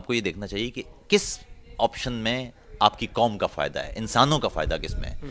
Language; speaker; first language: Urdu; non-native, local second language; Punjabi